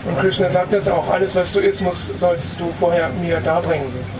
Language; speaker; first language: German; native; German